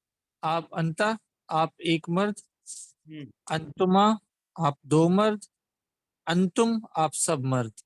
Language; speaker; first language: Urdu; native; Urdu